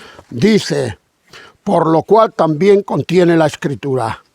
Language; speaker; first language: Spanish; native; Spanish